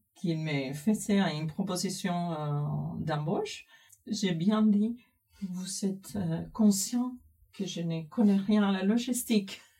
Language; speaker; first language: French; non-native, fluent; Spanish